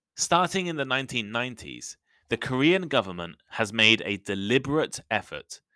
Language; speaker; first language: English; native; English